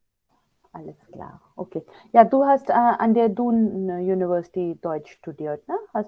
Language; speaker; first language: German; non-native, fluent; Hindi